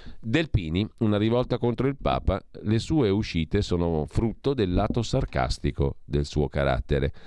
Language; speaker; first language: Italian; native; Italian